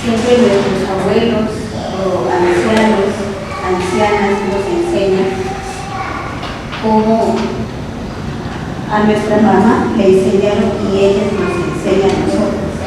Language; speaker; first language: Spanish; non-native, local second language; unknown